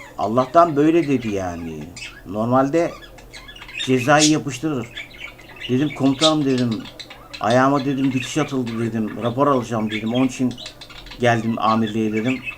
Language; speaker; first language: Turkish; native; Turkish